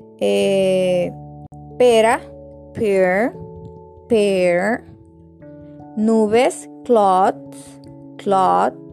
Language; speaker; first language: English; non-native, fluent; Spanish